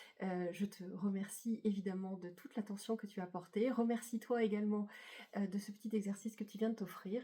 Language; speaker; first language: French; native; French